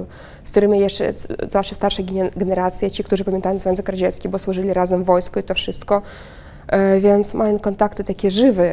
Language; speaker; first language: Polish; non-native, fluent; Russian